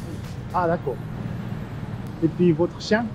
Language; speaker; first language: French; non-native, fluent; Japanese